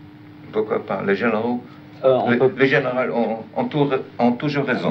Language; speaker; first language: French; non-native, learner; German